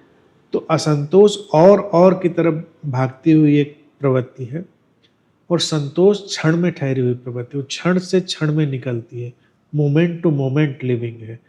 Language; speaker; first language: Hindi; native; Hindi